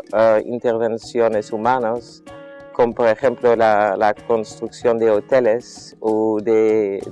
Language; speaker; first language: Spanish; non-native, fluent; Dutch